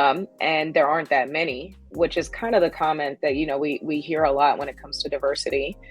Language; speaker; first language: English; native; English